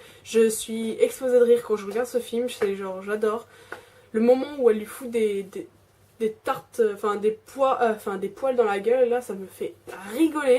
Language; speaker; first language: French; native; French